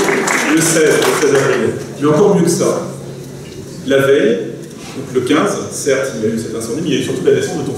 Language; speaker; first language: French; native; French